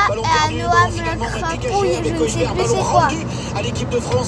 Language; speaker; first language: French; native; French